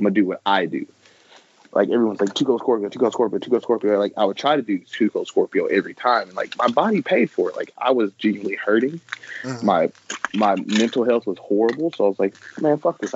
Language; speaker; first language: English; native; English